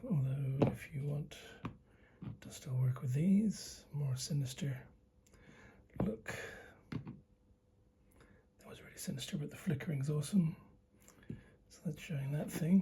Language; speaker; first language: English; native; English